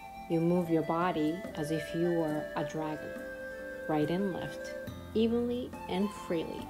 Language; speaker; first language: English; non-native, fluent; Japanese